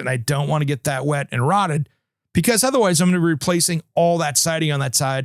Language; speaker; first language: English; native; English